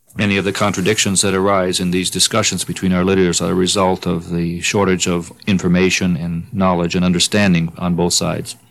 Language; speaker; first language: English; native; English